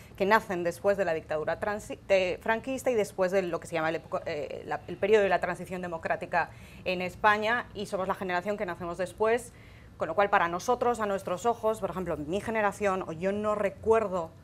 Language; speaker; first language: Spanish; native; Spanish